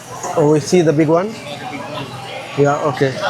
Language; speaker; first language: English; non-native, learner; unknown